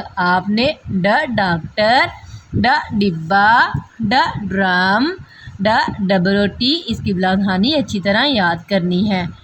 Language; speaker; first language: Urdu; non-native, local second language; Punjabi